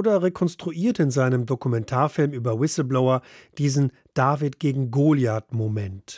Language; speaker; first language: German; native; German